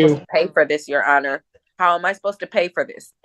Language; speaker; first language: English; native; English